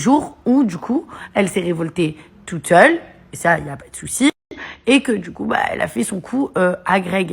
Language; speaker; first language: French; native; French